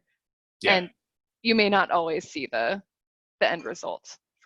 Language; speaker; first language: English; native; English